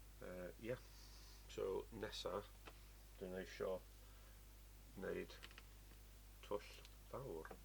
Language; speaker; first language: Welsh; non-native, learner; English